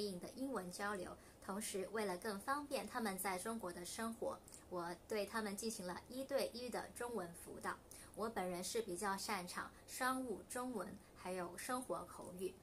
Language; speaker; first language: Chinese; non-native, local second language; Cantonese